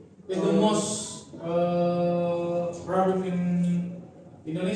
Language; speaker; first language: English; non-native, learner; Indonesian